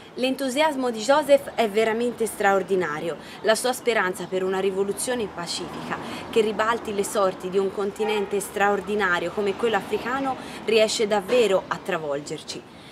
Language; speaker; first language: Italian; native; Italian